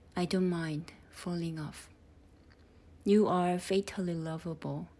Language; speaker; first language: English; non-native, fluent; Korean